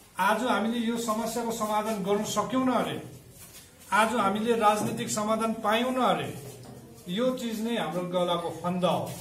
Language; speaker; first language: Nepali; native; Nepali